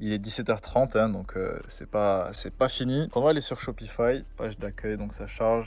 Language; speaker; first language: French; native; French